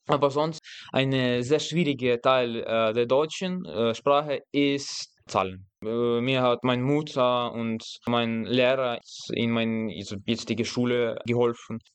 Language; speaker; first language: German; non-native, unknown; Russian